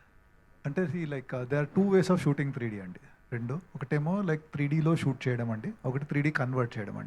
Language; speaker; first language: Telugu; native; Telugu